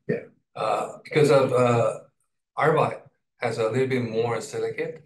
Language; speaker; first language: English; non-native, fluent; Korean